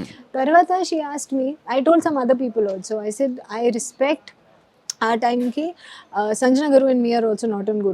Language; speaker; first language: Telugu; non-native, learner; Hindi